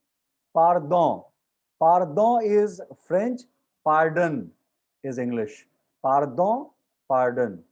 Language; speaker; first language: French; non-native, learner; Hindi